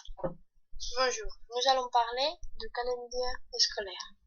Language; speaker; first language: French; non-native, learner; Spanish